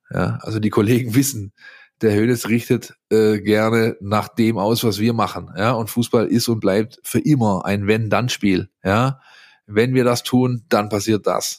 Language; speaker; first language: German; native; German